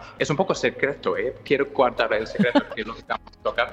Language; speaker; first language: Spanish; non-native, fluent; English